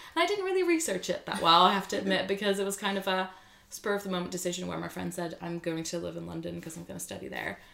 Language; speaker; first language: English; non-native, fluent; Dutch